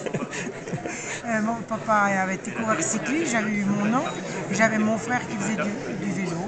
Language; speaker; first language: French; native; French